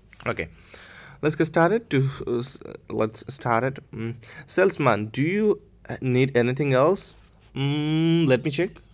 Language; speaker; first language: English; non-native, local second language; Bangla